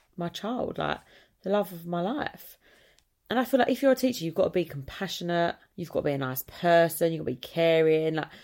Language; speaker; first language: English; native; English